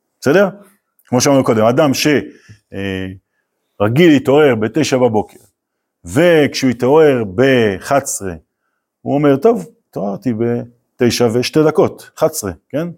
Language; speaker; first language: Hebrew; native; Hebrew